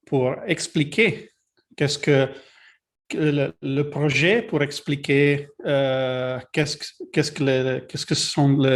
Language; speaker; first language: French; non-native, learner; Italian